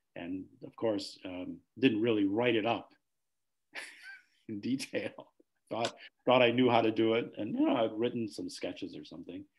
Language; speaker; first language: English; native; English